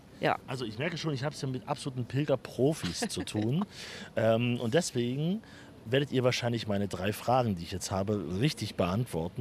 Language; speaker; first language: German; native; German